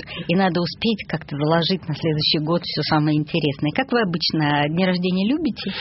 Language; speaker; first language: Russian; native; Russian